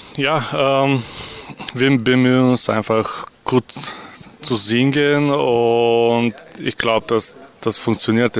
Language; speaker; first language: German; non-native, fluent; Bulgarian